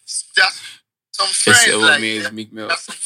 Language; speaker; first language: English; non-native, local second language; Yoruba